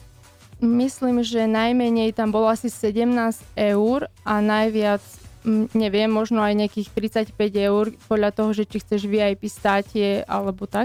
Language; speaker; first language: Slovak; native; Slovak